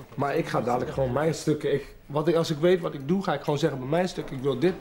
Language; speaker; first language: Dutch; native; Dutch